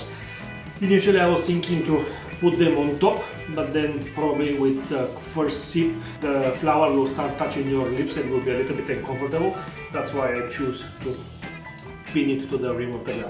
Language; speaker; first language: English; non-native, fluent; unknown